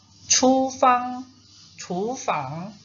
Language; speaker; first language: Chinese; non-native, fluent; Indonesian